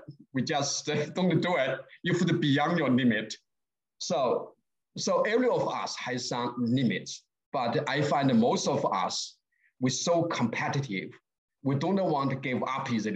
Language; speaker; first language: English; non-native, learner; Chinese